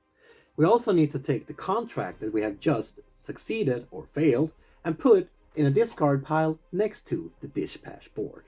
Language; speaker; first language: English; non-native, fluent; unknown